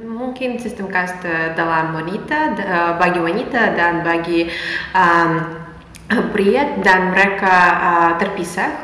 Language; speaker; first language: Indonesian; non-native, fluent; Russian